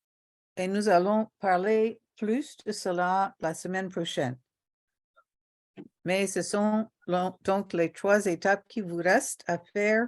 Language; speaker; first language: French; non-native, local second language; Haitian Creole